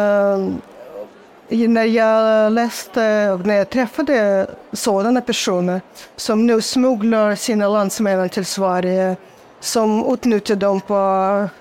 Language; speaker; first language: Swedish; non-native, fluent; Russian